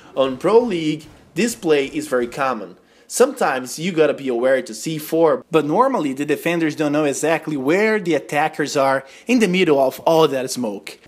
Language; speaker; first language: English; non-native, fluent; Portuguese